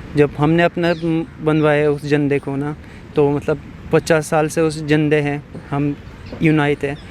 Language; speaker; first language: Hindi; non-native, fluent; Persian